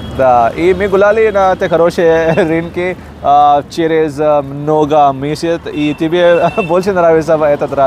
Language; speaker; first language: Russian; non-native, learner; Hindi